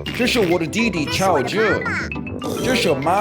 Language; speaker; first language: Chinese; non-native, learner; English